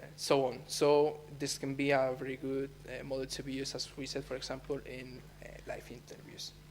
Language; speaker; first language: English; non-native, fluent; Spanish